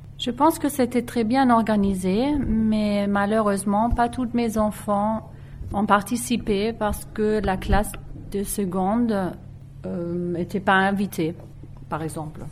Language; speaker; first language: French; non-native, fluent; German